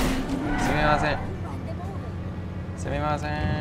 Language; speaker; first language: Japanese; non-native, learner; English